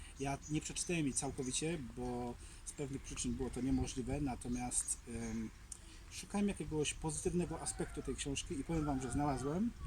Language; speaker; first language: Polish; native; Polish